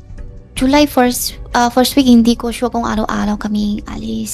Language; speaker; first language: Filipino; non-native, learner; Chinese